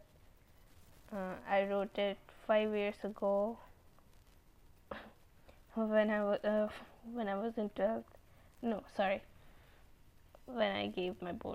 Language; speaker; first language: English; non-native, local second language; Hindi